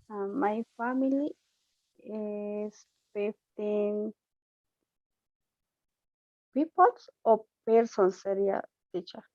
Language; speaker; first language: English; non-native, learner; Spanish